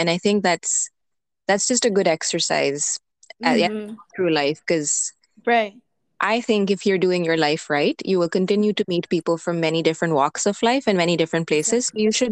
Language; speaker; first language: English; non-native, local second language; Urdu